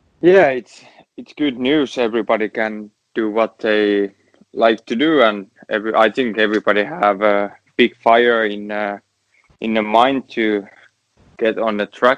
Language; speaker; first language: English; non-native, learner; Finnish